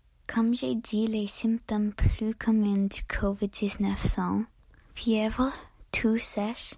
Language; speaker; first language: French; non-native, learner; English